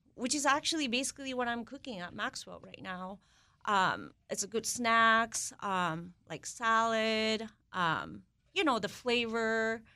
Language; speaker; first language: English; non-native, fluent; Japanese